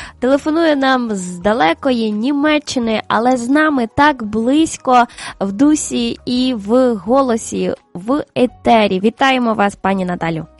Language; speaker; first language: Ukrainian; native; Ukrainian